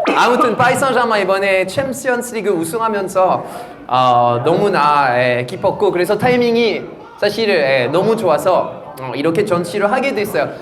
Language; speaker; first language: Korean; non-native, fluent; French